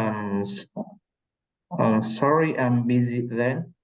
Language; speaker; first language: English; non-native, learner; Vietnamese